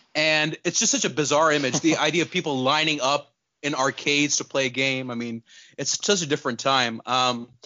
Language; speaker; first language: English; non-native, local second language; Urdu